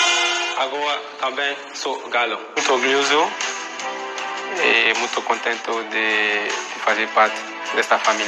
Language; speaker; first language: Portuguese; non-native, fluent; French